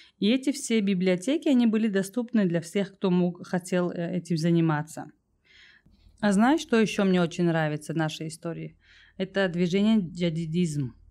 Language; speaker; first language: Russian; non-native, local second language; Tajik